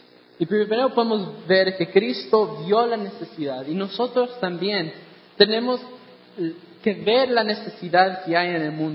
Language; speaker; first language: Spanish; non-native, fluent; English